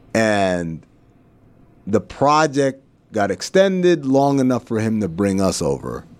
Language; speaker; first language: English; early bilingual, other home language; Arabic